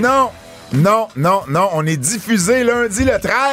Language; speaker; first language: French; native; French